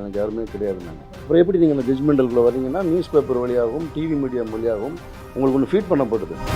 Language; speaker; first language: Tamil; native; Tamil